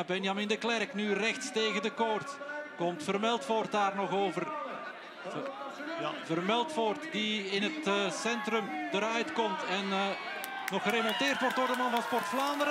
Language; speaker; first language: Dutch; native; Dutch